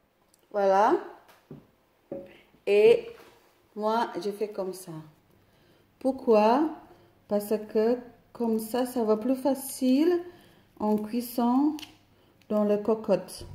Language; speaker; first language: French; non-native, fluent; Indonesian